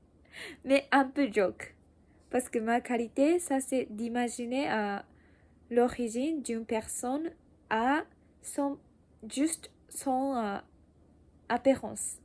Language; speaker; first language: French; non-native, learner; Japanese